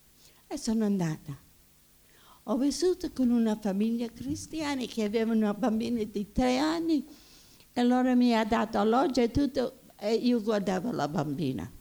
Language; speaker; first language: Italian; early bilingual, heritage; Italian